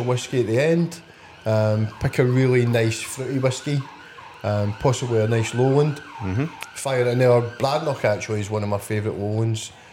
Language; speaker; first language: English; native; English